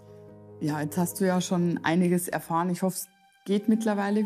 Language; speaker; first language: German; native; German